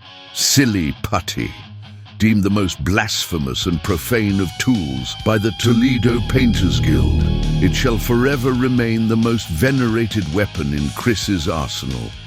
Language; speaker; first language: English; native; English